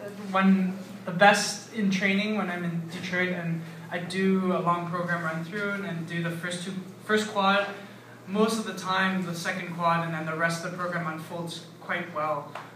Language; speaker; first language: English; native; English